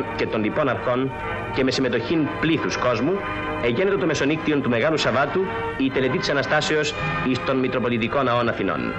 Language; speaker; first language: Greek; native; Greek